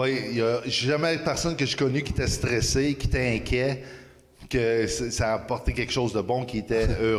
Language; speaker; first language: French; native; French